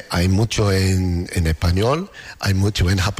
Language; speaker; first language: Spanish; non-native, learner; English